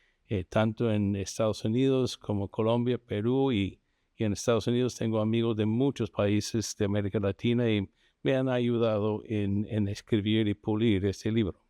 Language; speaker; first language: Spanish; non-native, fluent; English